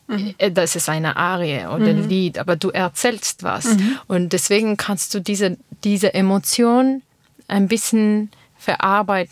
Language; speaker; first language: German; non-native, learner; Armenian